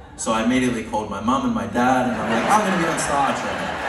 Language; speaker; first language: English; native; English